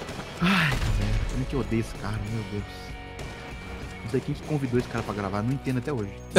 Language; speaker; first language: Portuguese; native; Portuguese